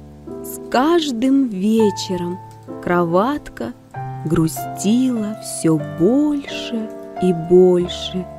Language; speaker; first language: Russian; native; Russian